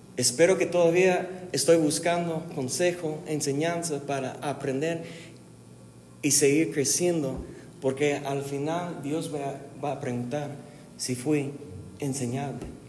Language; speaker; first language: Spanish; non-native, fluent; English